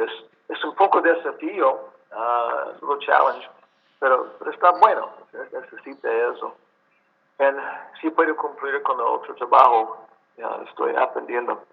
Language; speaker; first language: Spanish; non-native, learner; English